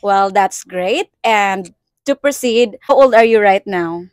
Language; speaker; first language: English; non-native, local second language; Cebuano